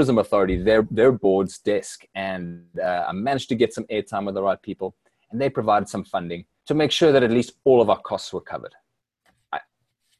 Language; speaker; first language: English; native; English